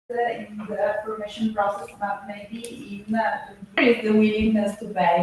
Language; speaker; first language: English; non-native, fluent; Italian